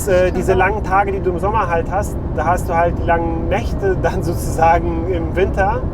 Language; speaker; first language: German; native; German